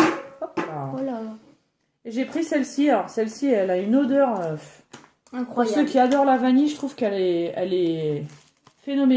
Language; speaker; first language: French; native; French